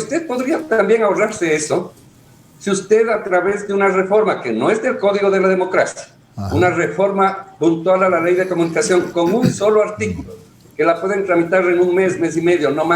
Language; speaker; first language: Spanish; native; Spanish